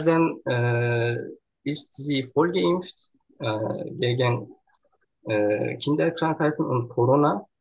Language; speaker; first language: German; non-native, learner; Turkish